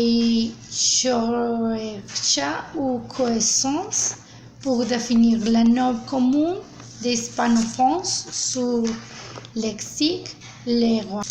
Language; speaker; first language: French; non-native, learner; Spanish